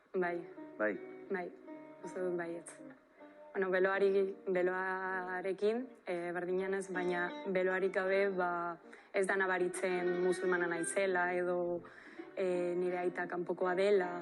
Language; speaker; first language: Basque; non-native, local second language; Spanish